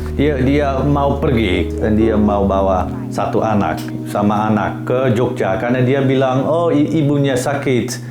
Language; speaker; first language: Indonesian; non-native, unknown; Dutch